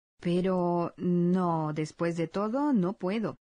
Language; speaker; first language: Spanish; native; Spanish